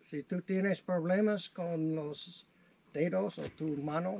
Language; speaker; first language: Spanish; non-native, learner; English